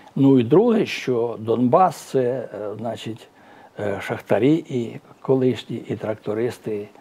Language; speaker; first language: Ukrainian; native; Ukrainian